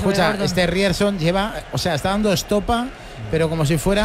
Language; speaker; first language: Spanish; native; Spanish